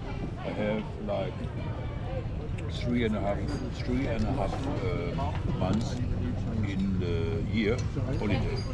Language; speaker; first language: English; non-native, learner; German